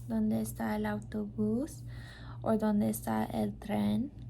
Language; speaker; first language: Spanish; non-native, learner; English